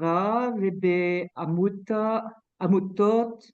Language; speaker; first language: Hebrew; non-native, learner; French